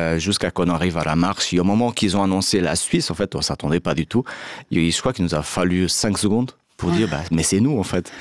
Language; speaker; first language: French; non-native, fluent; Portuguese